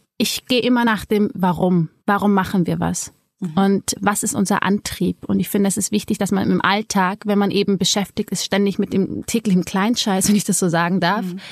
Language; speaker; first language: German; early bilingual, other home language; Amharic